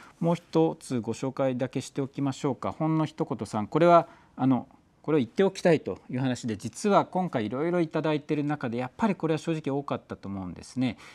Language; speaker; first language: Japanese; native; Japanese